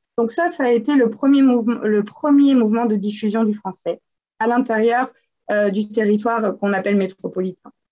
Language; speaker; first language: French; native; French